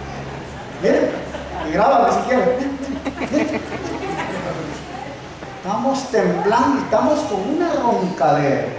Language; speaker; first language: Spanish; native; Spanish